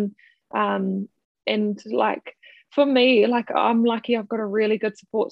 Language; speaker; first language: English; native; English